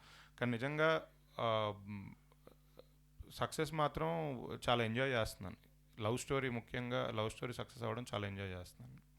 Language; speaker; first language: Telugu; native; Telugu